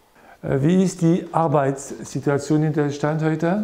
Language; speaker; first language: German; non-native, fluent; French